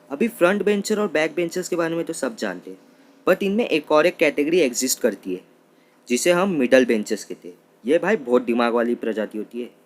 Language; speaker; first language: Hindi; non-native, local second language; Marathi